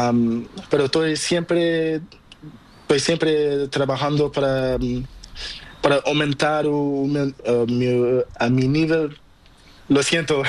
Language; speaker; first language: Spanish; non-native, learner; Portuguese